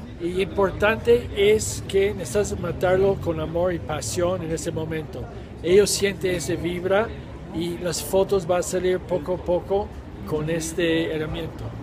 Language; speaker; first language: Spanish; non-native, fluent; English